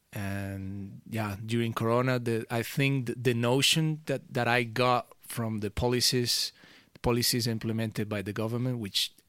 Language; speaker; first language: English; early bilingual, other home language; Portuguese